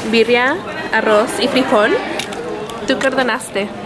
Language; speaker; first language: Spanish; early bilingual, heritage; Spanish